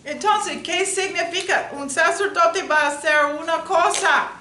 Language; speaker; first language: Spanish; non-native, learner; English